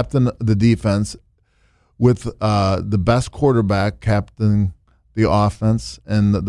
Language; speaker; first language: English; native; English